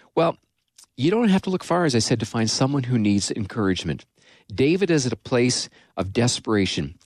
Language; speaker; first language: English; native; English